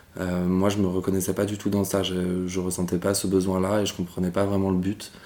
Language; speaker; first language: French; native; French